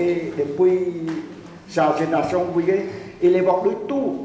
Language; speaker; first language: French; non-native, learner; Khmer